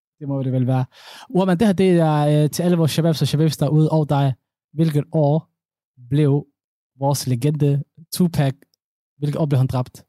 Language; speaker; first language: Danish; early bilingual, other home language; Somali